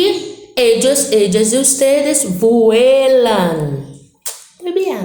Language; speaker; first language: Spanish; non-native, fluent; Portuguese